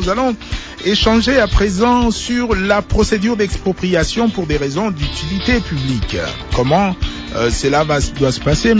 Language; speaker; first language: French; non-native, local second language; Lingala